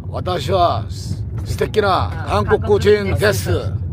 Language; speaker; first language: Japanese; non-native, learner; Korean